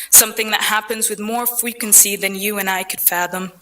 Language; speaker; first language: English; early bilingual, other home language; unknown